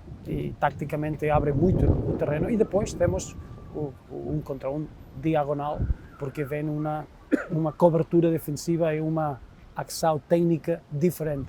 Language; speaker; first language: Portuguese; non-native, fluent; Spanish